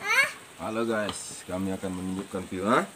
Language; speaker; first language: Indonesian; native; Indonesian